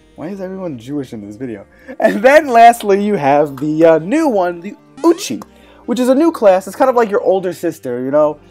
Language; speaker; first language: English; native; English